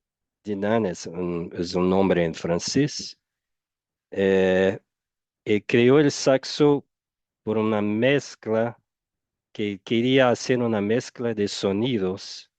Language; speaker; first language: Spanish; non-native, fluent; Portuguese